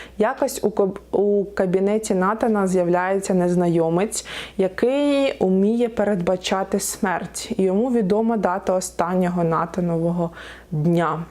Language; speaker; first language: Ukrainian; non-native, local second language; Russian